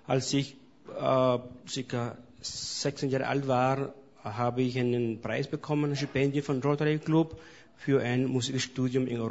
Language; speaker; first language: German; non-native, fluent; Spanish